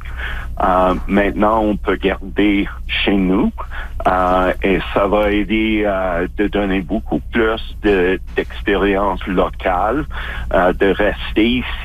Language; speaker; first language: French; non-native, local second language; English